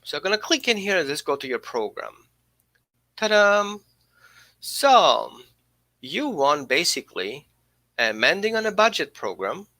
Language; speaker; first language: English; non-native, fluent; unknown